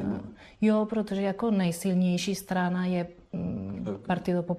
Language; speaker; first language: Czech; non-native, fluent; Spanish